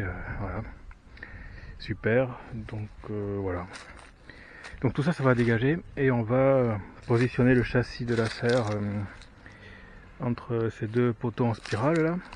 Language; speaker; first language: French; native; French